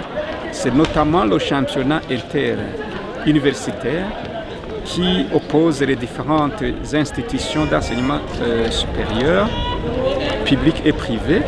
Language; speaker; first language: French; non-native, local second language; Rundi